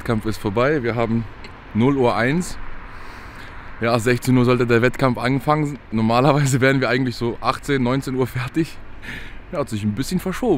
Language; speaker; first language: German; native; German